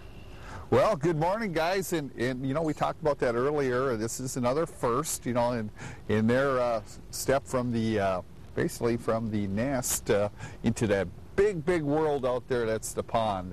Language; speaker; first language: English; native; English